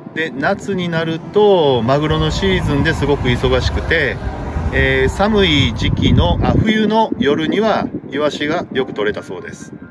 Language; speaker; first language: Japanese; native; Japanese